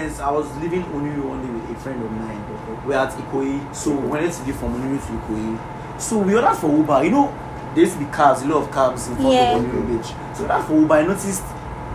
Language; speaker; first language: English; non-native, local second language; Yoruba